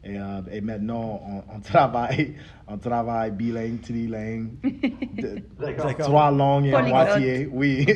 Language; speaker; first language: French; early bilingual, heritage; English